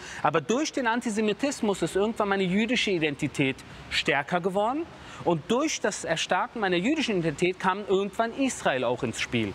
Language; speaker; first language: German; early bilingual, other home language; Persian